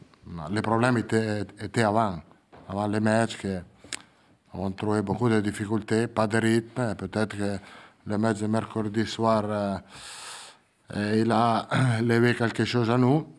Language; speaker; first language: French; non-native, learner; Italian